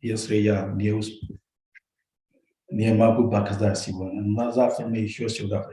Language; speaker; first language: Russian; non-native, learner; Chinese